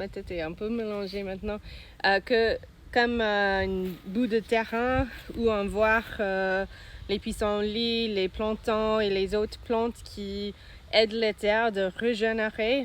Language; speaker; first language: French; non-native, learner; English